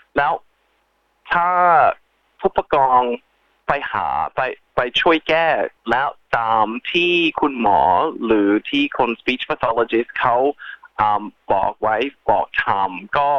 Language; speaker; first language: Thai; early bilingual, heritage; Thai